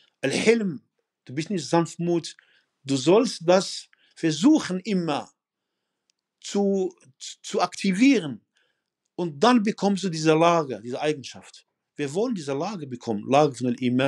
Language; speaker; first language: German; non-native, fluent; Arabic